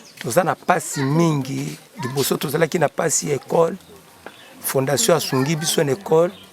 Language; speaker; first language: Lingala; native; Lingala